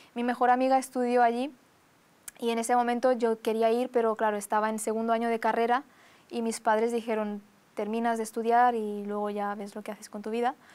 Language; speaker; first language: Spanish; early bilingual, other home language; Romanian